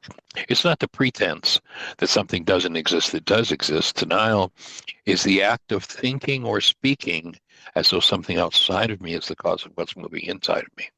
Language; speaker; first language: English; native; English